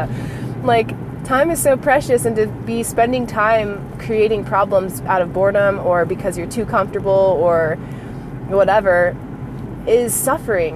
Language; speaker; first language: English; native; English